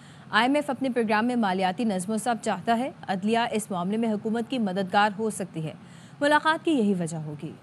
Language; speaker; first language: Urdu; native; Urdu